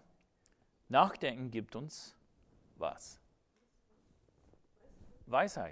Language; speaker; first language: German; non-native, fluent; English